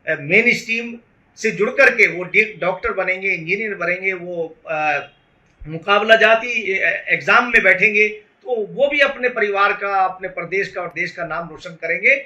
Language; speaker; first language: Hindi; native; Hindi